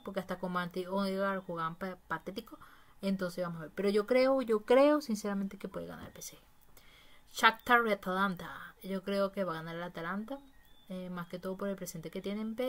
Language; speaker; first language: Spanish; native; Spanish